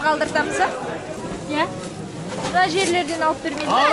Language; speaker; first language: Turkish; non-native, learner; Kazakh